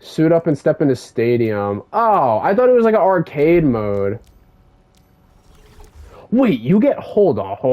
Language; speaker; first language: English; native; English